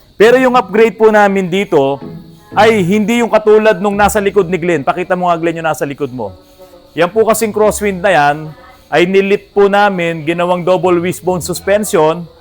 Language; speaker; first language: Filipino; native; Filipino